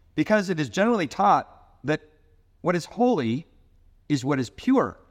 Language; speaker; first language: English; native; English